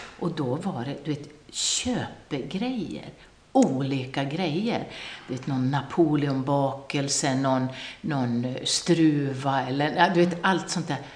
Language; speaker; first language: Swedish; non-native, local second language; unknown